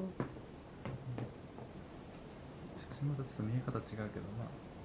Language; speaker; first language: Japanese; native; Japanese